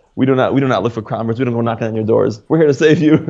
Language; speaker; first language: English; native; English